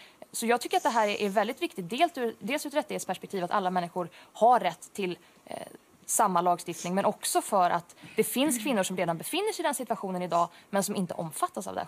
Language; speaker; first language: Swedish; native; Swedish